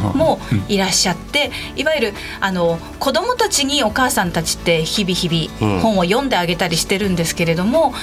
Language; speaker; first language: Japanese; native; Japanese